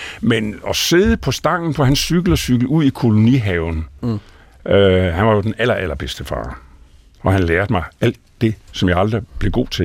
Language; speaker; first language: Danish; native; Danish